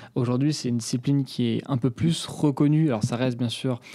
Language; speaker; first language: French; native; French